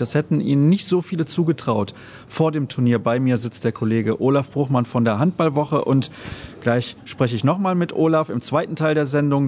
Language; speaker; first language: German; native; German